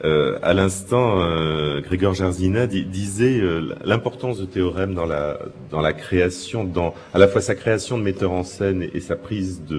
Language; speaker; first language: French; native; French